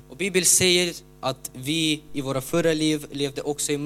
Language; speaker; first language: Swedish; non-native, learner; Ukrainian